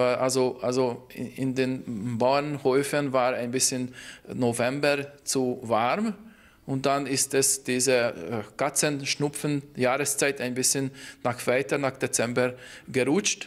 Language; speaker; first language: German; non-native, fluent; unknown